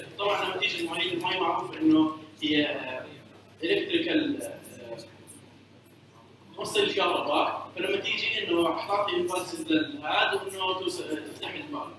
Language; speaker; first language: Arabic; native; Arabic